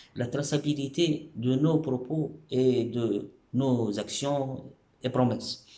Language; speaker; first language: French; non-native, local second language; Arabic